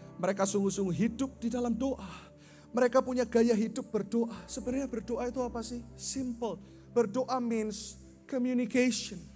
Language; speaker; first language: Indonesian; native; Indonesian